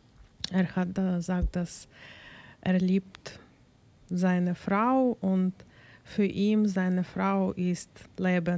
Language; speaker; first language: German; non-native, learner; Ukrainian